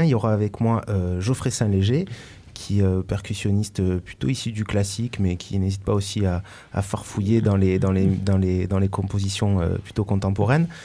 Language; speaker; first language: French; native; French